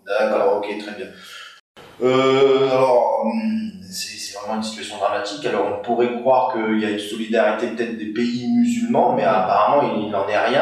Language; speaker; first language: French; native; French